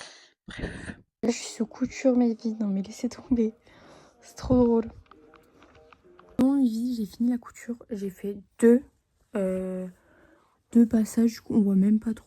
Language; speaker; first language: French; native; French